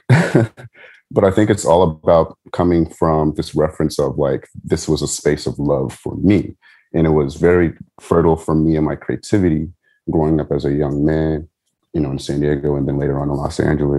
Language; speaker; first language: English; native; English